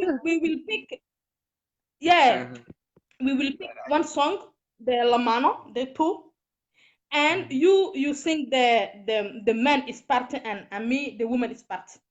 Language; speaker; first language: English; non-native, learner; Somali